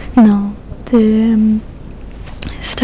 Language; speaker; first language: French; non-native, learner; English